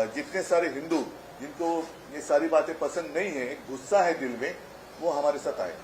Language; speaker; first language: Hindi; non-native, local second language; Marathi